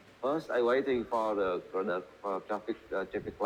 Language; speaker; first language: English; non-native, learner; Vietnamese